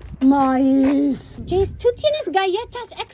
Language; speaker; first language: Spanish; non-native, fluent; English